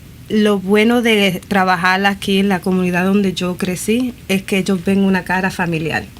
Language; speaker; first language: Spanish; early bilingual, other home language; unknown